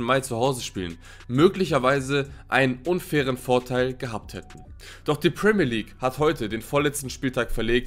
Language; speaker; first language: German; native; German